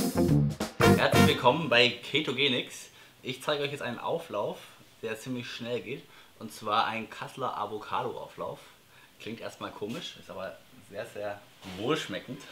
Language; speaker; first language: German; native; German